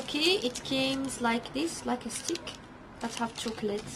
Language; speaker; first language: English; non-native, learner; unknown